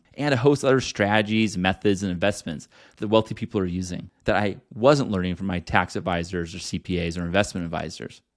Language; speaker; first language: English; native; English